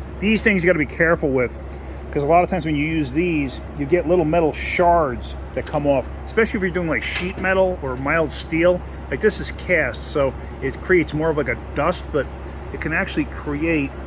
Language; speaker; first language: English; native; English